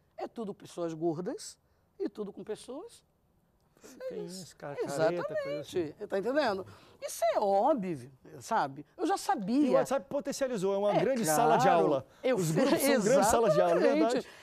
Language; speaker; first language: Portuguese; native; Portuguese